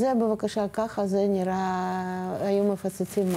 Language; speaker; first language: Hebrew; non-native, fluent; Russian